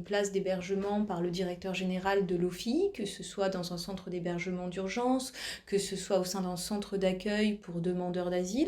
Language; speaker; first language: French; native; French